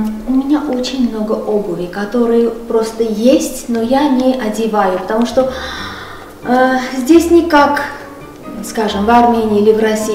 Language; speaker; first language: Russian; non-native, local second language; Armenian